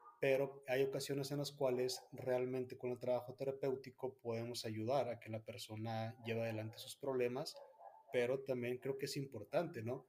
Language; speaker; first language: Spanish; native; Spanish